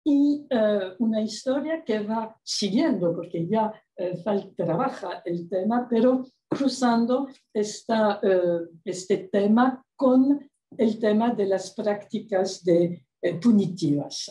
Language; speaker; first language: Spanish; non-native, fluent; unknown